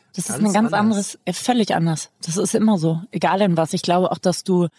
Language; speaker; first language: German; native; German